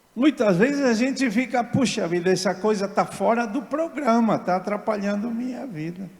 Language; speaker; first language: Portuguese; non-native, fluent; Italian